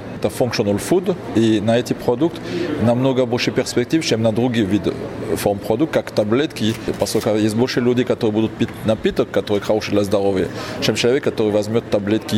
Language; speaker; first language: Russian; non-native, fluent; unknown